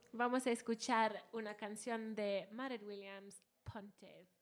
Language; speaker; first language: Spanish; non-native, fluent; Welsh